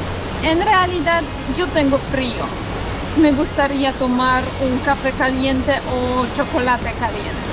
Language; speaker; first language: Spanish; non-native, fluent; Polish